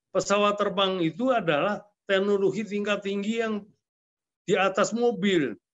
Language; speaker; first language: Indonesian; native; Indonesian